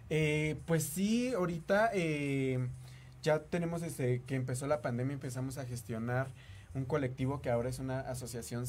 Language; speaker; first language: Spanish; native; Spanish